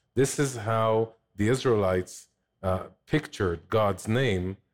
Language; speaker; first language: English; non-native, fluent; Hebrew